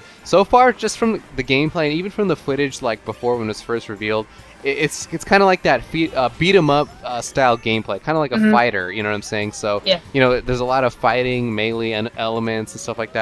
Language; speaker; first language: English; native; English